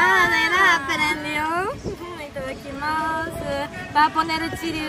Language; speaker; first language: Spanish; non-native, fluent; Japanese